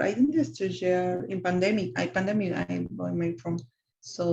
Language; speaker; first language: English; non-native, learner; Spanish